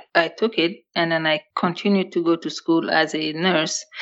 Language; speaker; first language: English; non-native, fluent; Wolof